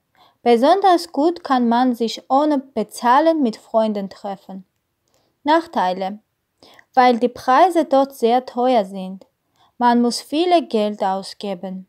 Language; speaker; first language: German; non-native, learner; Armenian